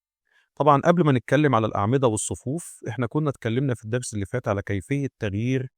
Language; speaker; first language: Arabic; native; Arabic